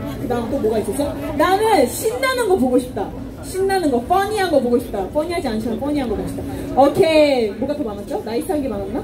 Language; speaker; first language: Korean; non-native, fluent; Japanese